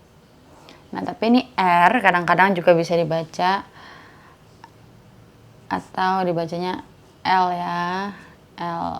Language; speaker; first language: Indonesian; native; Indonesian